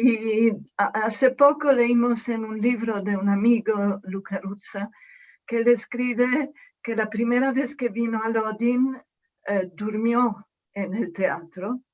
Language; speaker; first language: Spanish; non-native, fluent; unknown